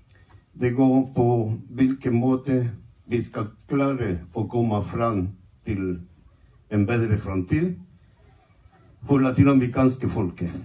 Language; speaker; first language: Norwegian; non-native, fluent; Spanish